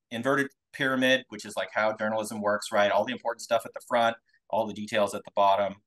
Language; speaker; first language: English; native; English